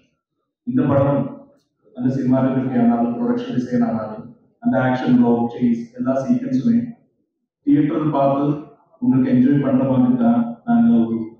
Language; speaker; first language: Tamil; non-native, learner; Malayalam